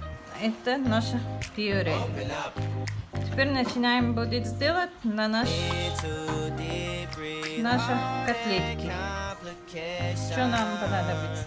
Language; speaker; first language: Russian; non-native, learner; Tajik